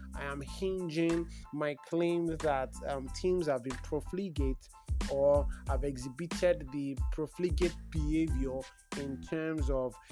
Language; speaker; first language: English; non-native, local second language; Yoruba